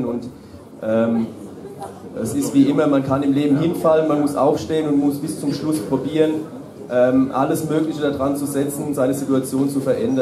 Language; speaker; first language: German; native; German